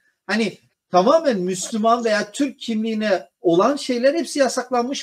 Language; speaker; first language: Turkish; native; Turkish